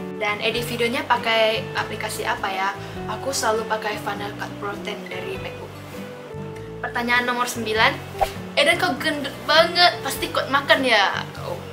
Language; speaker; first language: Indonesian; non-native, local second language; Min Nan Chinese